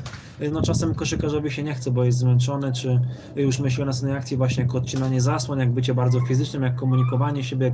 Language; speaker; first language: Polish; native; Polish